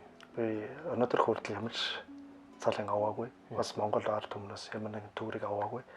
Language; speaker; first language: Mongolian; non-native, learner; German